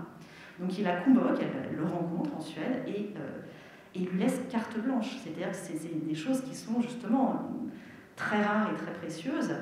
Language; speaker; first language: French; native; French